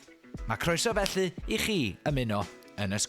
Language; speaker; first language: Welsh; native; Welsh